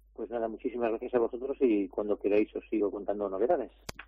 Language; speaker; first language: Spanish; native; Spanish